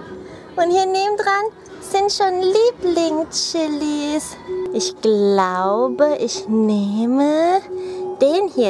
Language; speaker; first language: German; early bilingual, other home language; Thai